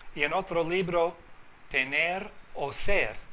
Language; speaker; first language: Spanish; non-native, fluent; English